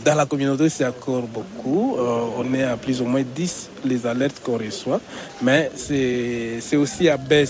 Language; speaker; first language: French; native; French